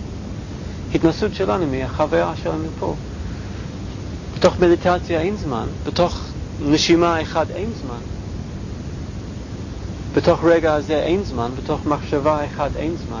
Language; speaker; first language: Hebrew; non-native, fluent; English